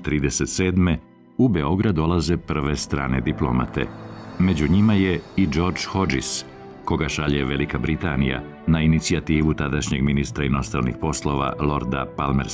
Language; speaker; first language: Bosnian; native; Bosnian